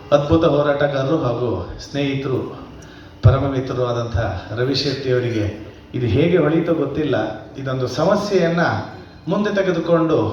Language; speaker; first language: Kannada; native; Kannada